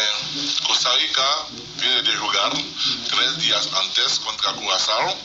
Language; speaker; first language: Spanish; non-native, fluent; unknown